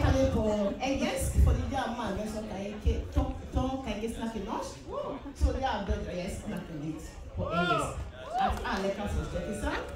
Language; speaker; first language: Norwegian; non-native, fluent; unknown